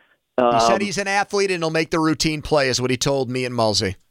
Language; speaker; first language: English; native; English